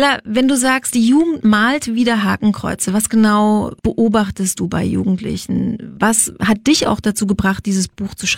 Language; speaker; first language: German; native; German